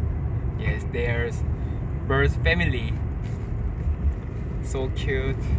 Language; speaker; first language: English; non-native, learner; Korean